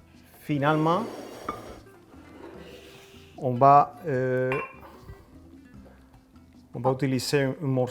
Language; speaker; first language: French; non-native, fluent; Spanish